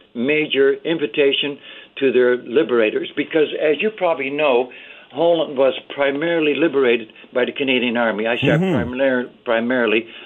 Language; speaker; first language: English; early bilingual, other home language; Dutch